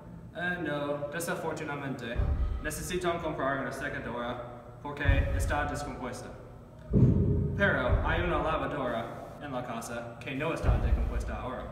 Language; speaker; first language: Spanish; non-native, learner; English